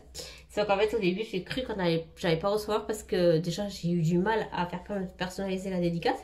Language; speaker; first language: French; native; French